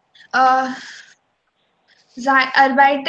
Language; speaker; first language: German; non-native, fluent; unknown